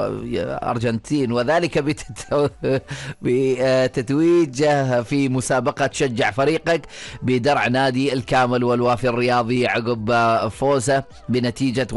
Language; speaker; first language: Arabic; native; Arabic